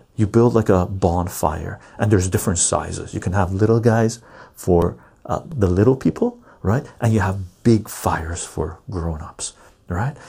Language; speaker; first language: English; early bilingual, other home language; Persian